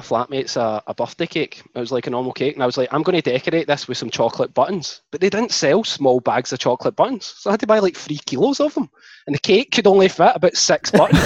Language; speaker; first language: English; native; English